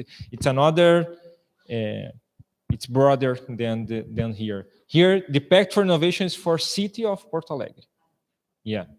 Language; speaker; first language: English; non-native, fluent; Portuguese